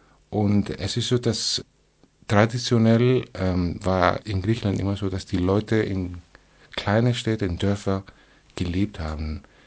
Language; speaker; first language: German; non-native, fluent; Greek